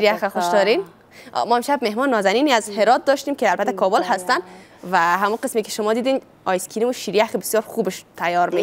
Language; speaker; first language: Persian; native; Persian